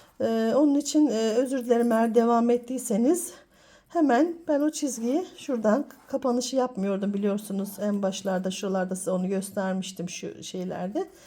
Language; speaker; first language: Turkish; native; Turkish